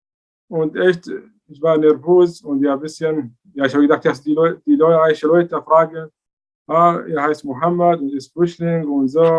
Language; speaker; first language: German; non-native, learner; Arabic